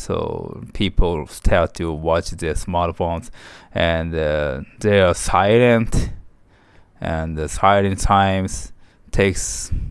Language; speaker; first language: English; non-native, learner; Japanese